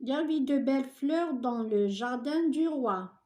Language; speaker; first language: French; non-native, local second language; Arabic